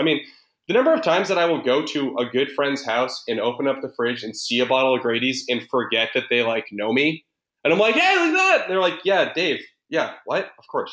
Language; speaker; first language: English; native; English